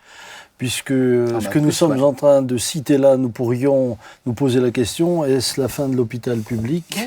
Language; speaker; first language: French; native; French